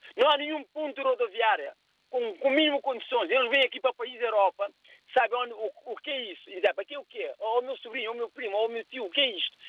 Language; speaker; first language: Portuguese; non-native, local second language; Kabuverdianu